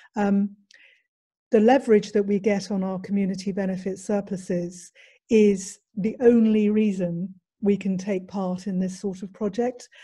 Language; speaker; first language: English; native; English